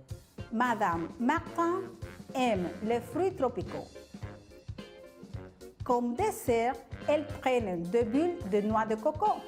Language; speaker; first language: French; non-native, fluent; Spanish